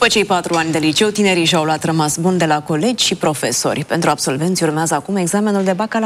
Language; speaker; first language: Romanian; native; Romanian